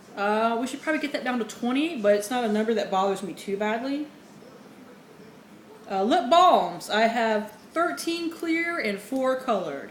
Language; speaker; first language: English; native; English